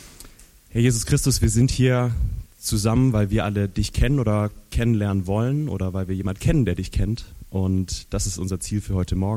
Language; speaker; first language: German; native; German